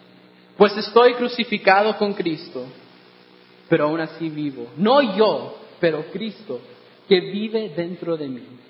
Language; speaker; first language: Spanish; non-native, fluent; English